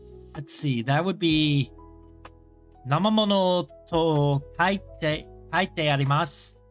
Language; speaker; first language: Japanese; non-native, learner; English